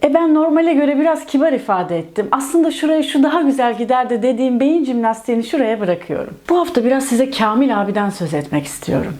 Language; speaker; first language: Turkish; native; Turkish